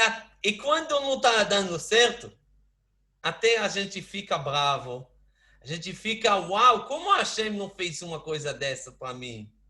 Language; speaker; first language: Portuguese; non-native, fluent; Hebrew